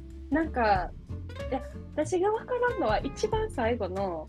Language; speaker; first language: Japanese; native; Japanese